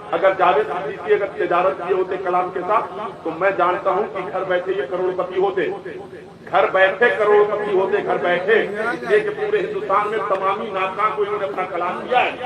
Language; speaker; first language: Urdu; native; Urdu